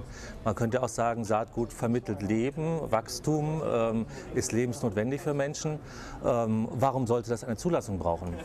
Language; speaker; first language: German; native; German